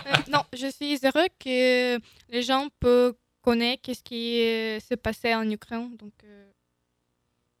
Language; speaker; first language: French; non-native, learner; Ukrainian